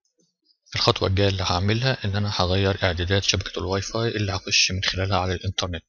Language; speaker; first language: Arabic; native; Arabic